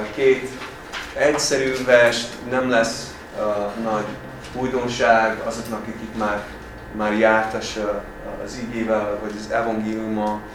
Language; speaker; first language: Hungarian; non-native, fluent; English